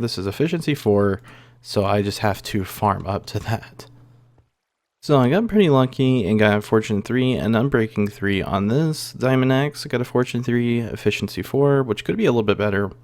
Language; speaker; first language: English; native; English